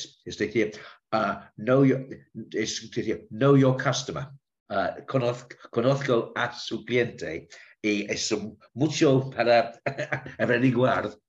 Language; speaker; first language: Spanish; non-native, learner; English